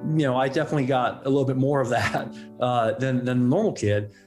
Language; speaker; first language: English; non-native, local second language; Cantonese